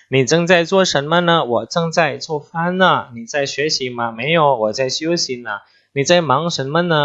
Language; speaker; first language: Chinese; non-native, fluent; Indonesian